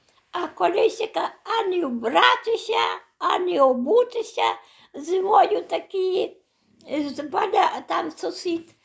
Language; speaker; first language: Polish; non-native, local second language; Belarusian